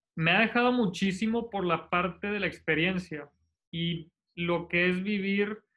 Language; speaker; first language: Spanish; native; Spanish